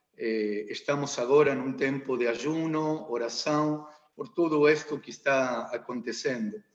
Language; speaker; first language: Portuguese; non-native, learner; Spanish